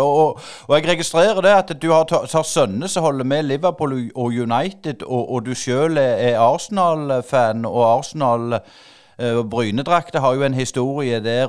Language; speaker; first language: Norwegian; native; Norwegian